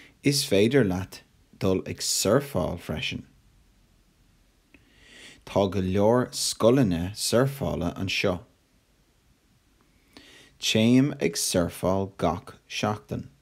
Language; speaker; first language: Irish; non-native, local second language; English